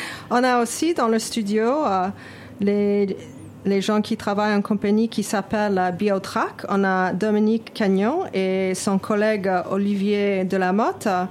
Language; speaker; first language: French; non-native, fluent; English